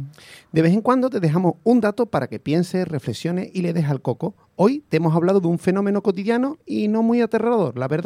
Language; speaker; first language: Spanish; native; Spanish